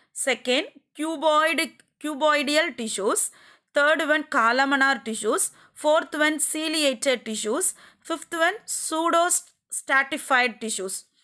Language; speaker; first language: English; non-native, local second language; Tamil